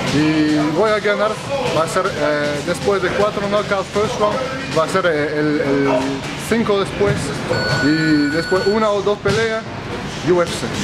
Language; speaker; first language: Spanish; early bilingual, other home language; French